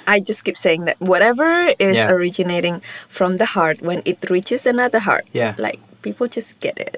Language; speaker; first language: English; non-native, local second language; Chinese